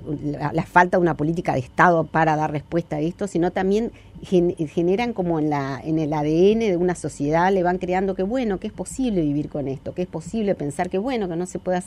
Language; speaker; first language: Spanish; native; Spanish